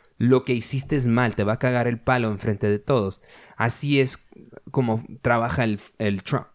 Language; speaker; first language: Spanish; early bilingual, heritage; Spanish